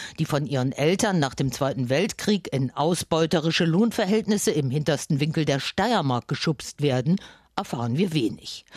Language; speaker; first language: German; native; German